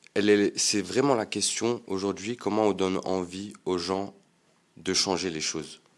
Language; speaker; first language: French; native; French